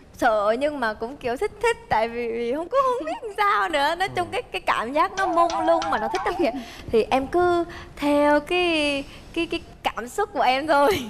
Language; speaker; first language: Vietnamese; early bilingual, heritage; Vietnamese